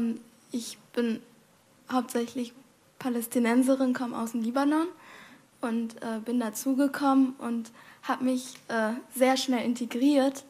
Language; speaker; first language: German; non-native, fluent; Arabic